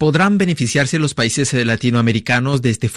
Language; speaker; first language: Spanish; native; Spanish